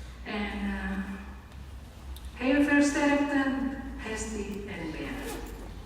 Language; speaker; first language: Dutch; non-native, fluent; Indonesian